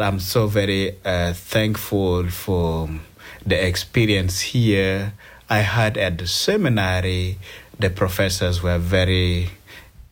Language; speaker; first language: English; non-native, local second language; Acoli